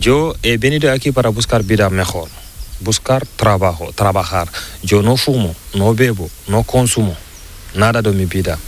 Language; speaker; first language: Spanish; non-native, learner; Fula